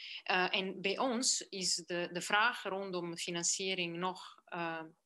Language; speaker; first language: Dutch; non-native, fluent; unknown